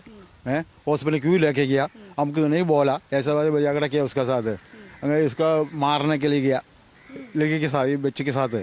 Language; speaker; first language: Hindi; non-native, local second language; Malayalam